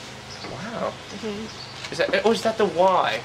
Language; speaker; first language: English; native; English